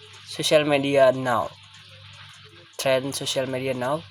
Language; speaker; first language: English; non-native, learner; Indonesian